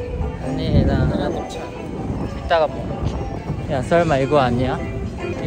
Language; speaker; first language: Korean; non-native, learner; Japanese